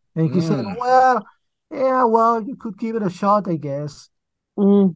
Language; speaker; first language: English; early bilingual, other home language; Spanish